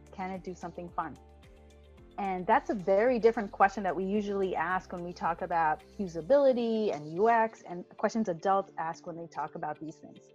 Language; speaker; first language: English; non-native, fluent; Hebrew